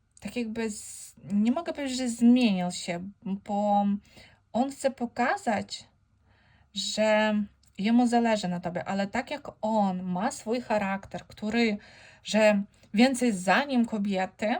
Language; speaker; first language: Polish; non-native, fluent; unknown